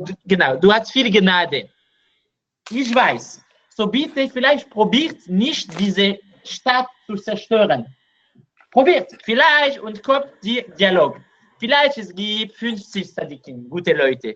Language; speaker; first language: German; non-native, learner; Hebrew